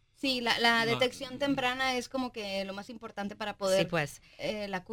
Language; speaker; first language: Spanish; native; Spanish